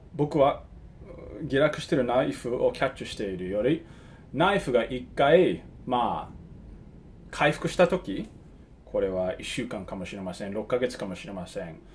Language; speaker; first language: Japanese; early bilingual, heritage; Japanese